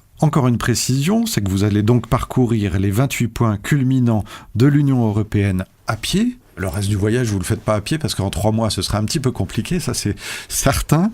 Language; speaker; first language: French; native; French